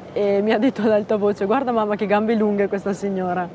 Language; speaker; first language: Italian; native; Italian